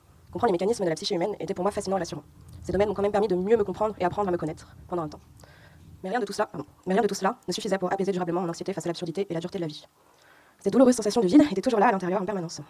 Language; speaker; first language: French; native; French